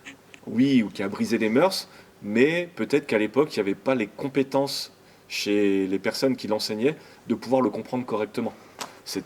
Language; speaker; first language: French; native; French